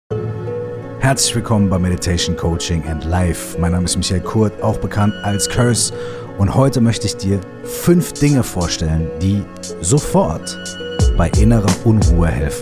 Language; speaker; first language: German; native; German